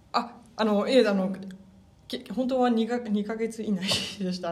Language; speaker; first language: Japanese; early bilingual, other home language; German